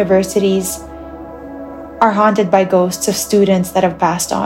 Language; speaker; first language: English; non-native, local second language; Filipino